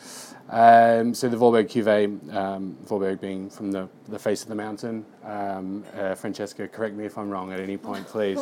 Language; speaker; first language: English; native; English